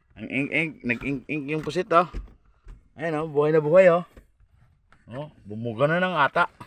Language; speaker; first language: Filipino; native; Filipino